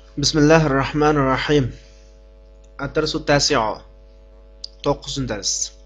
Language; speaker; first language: Arabic; non-native, fluent; Uyghur